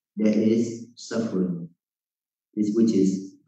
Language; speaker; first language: English; non-native, fluent; Vietnamese